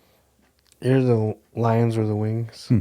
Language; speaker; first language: English; native; English